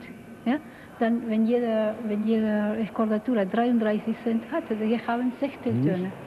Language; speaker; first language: German; non-native, fluent; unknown